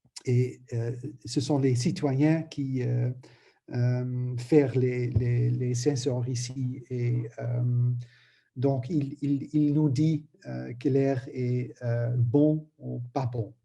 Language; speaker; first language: French; non-native, learner; Dutch